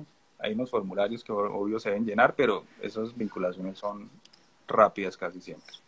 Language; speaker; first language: Spanish; native; Spanish